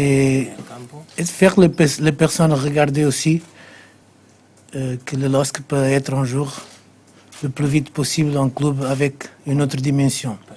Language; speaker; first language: French; non-native, fluent; Portuguese